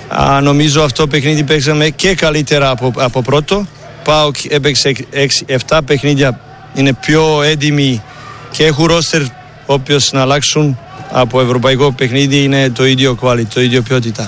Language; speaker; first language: Greek; non-native, learner; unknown